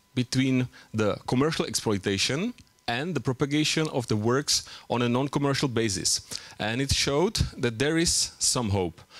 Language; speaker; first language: English; non-native, fluent; Czech